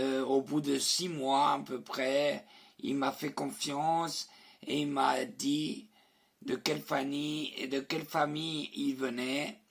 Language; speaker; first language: French; non-native, fluent; Spanish